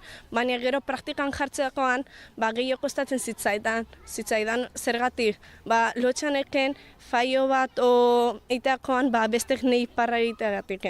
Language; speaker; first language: Basque; early bilingual, other home language; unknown